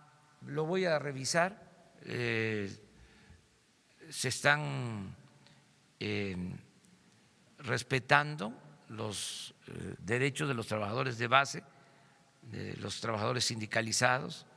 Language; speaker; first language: Spanish; native; Spanish